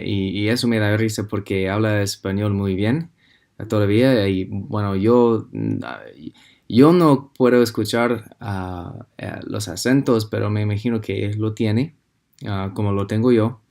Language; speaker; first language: Spanish; non-native, fluent; English